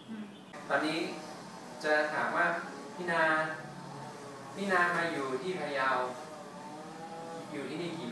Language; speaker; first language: Thai; non-native, fluent; English